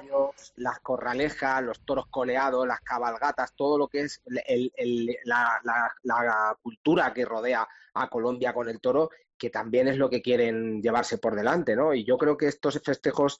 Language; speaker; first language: Spanish; native; Spanish